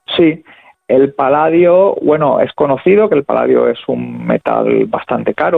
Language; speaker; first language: Spanish; native; Spanish